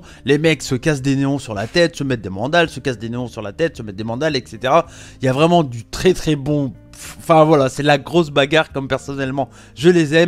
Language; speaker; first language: French; native; French